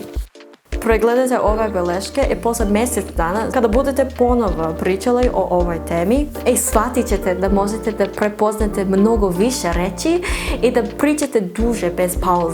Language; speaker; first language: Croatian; non-native, learner; English